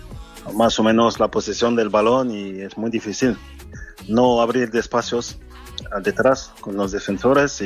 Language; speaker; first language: Spanish; non-native, fluent; French